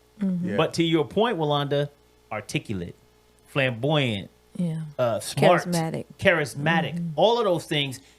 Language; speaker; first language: English; native; English